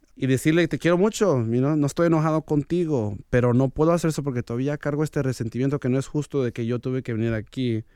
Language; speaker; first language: Spanish; early bilingual, heritage; Spanish